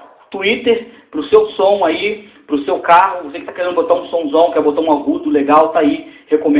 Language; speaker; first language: Portuguese; native; Portuguese